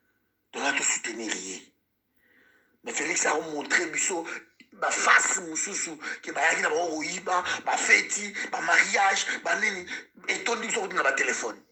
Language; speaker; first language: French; non-native, local second language; Lingala